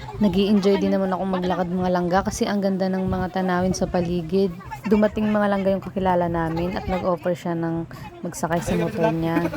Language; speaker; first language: Filipino; non-native, local second language; Cebuano